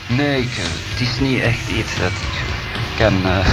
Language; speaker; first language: Dutch; non-native, learner; French